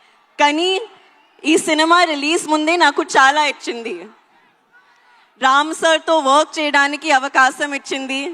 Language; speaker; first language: Telugu; non-native, learner; Hindi